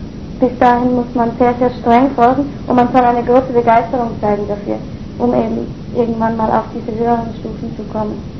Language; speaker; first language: German; native; German